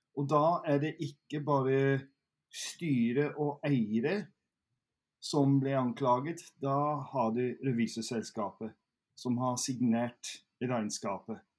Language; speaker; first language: Norwegian; non-native, fluent; English